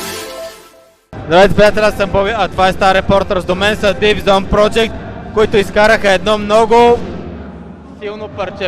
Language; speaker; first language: Bulgarian; native; Bulgarian